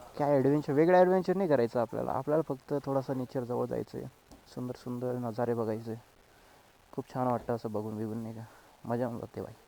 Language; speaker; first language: Marathi; non-native, local second language; Lambadi